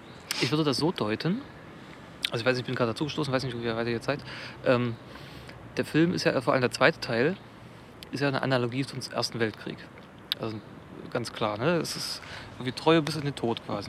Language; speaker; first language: German; native; German